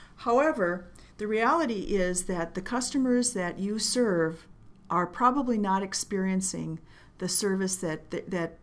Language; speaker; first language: English; native; English